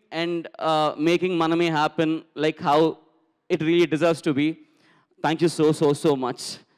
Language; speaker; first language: English; non-native, local second language; Telugu